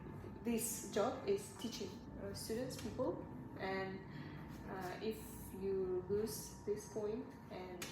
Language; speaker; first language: English; non-native, learner; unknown